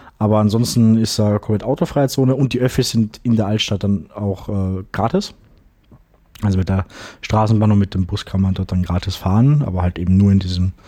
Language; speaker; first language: German; native; German